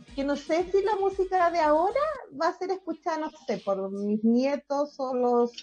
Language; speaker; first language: Spanish; native; Spanish